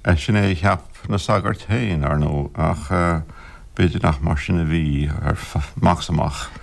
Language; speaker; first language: Irish; non-native, local second language; English